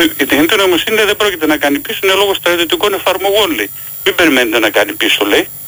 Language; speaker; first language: Greek; native; Greek